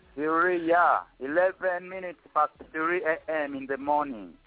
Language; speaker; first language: English; non-native, local second language; Ganda